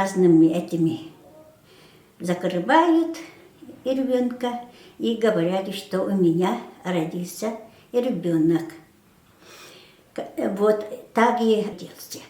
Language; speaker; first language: Russian; non-native, local second language; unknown